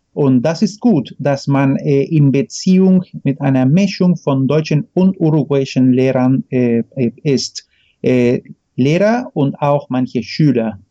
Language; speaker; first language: German; non-native, fluent; Spanish